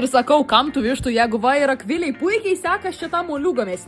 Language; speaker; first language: Lithuanian; native; Lithuanian